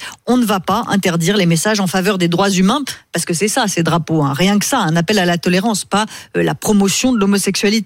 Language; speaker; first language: French; native; French